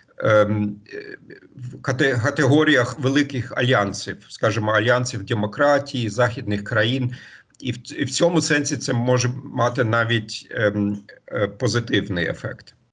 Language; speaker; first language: Ukrainian; non-native, fluent; German